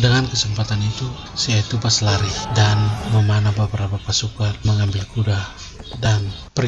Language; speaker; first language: Indonesian; native; Indonesian